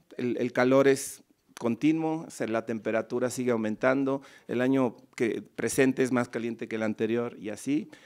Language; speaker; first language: Spanish; native; Spanish